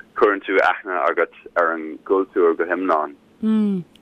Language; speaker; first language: Irish; non-native, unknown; German